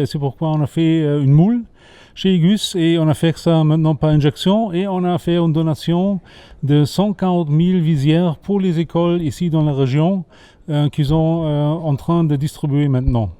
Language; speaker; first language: French; non-native, fluent; German